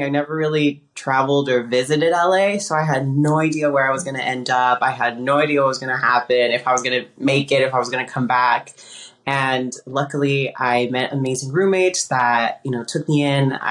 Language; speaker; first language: English; early bilingual, other home language; Spanish